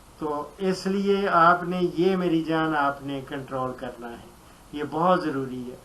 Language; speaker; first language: Urdu; non-native, local second language; Punjabi